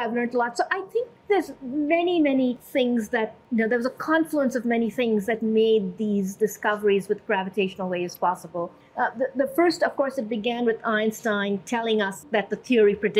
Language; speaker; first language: English; non-native, local second language; Urdu